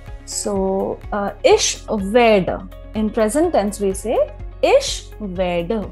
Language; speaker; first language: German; non-native, fluent; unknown